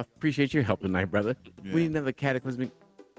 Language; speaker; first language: English; native; English